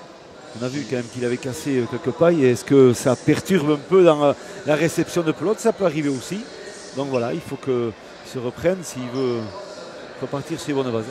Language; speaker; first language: French; native; French